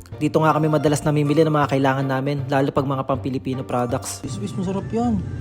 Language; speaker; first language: Filipino; native; Filipino